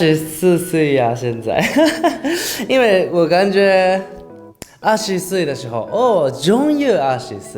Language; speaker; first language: Chinese; non-native, learner; Japanese